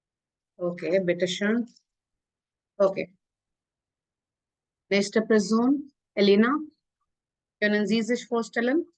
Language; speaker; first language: German; non-native, fluent; Hindi